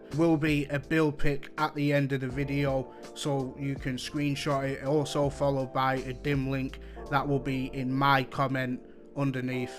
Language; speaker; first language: English; native; English